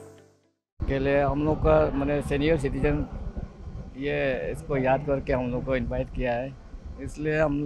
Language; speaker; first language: Hindi; non-native, local second language; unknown